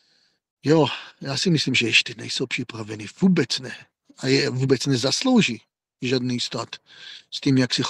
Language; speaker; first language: Czech; non-native, fluent; Hebrew